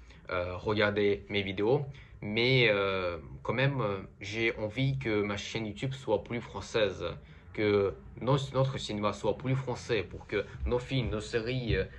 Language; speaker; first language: French; non-native, fluent; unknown